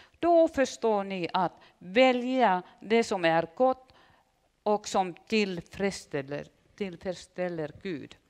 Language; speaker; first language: Swedish; non-native, fluent; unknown